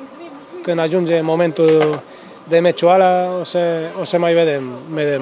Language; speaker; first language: Romanian; non-native, fluent; Spanish